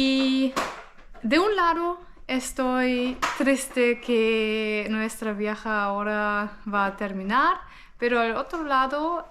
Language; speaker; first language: Spanish; non-native, fluent; German